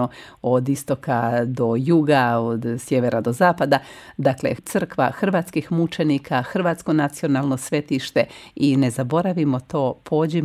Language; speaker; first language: Croatian; native; Croatian